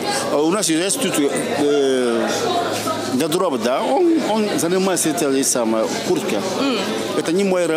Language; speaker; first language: Russian; non-native, local second language; French